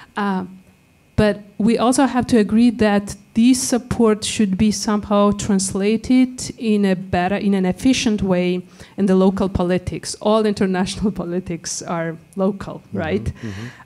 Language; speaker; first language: English; non-native, fluent; Georgian